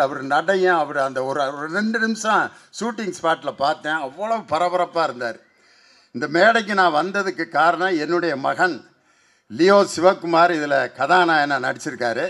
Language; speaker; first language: Tamil; native; Tamil